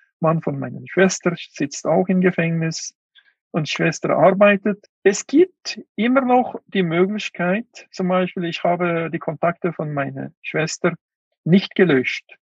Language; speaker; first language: German; non-native, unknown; Uyghur